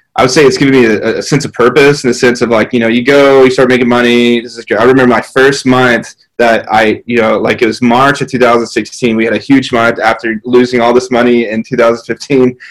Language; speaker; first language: English; native; English